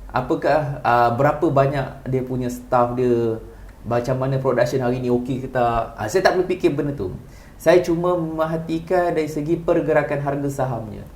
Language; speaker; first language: Malay; native; Malay